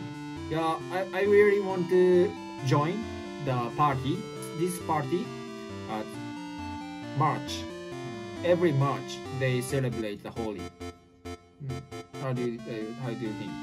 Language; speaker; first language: English; non-native, learner; Japanese